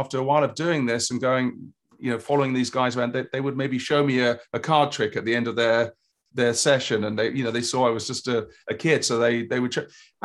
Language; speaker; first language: English; native; English